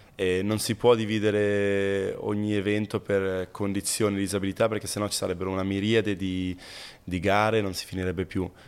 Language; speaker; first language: Italian; native; Italian